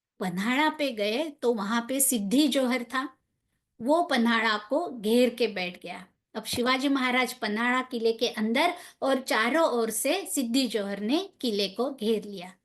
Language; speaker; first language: Hindi; non-native, local second language; Marathi